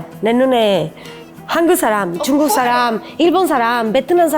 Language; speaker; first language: Korean; non-native, learner; Spanish